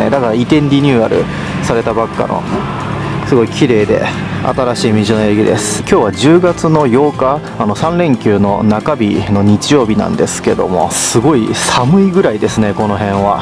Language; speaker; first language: Japanese; native; Japanese